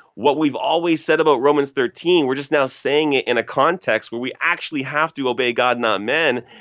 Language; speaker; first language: English; native; English